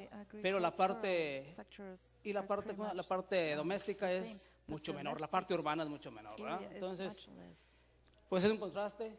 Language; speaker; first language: Spanish; native; Spanish